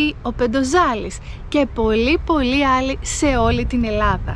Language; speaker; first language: Greek; native; Greek